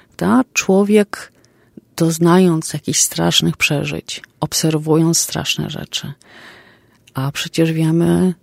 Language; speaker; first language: Polish; native; Polish